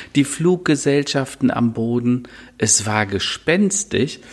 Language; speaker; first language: German; native; German